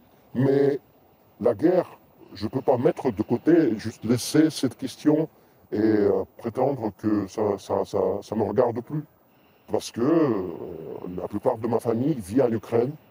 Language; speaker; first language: French; non-native, fluent; Russian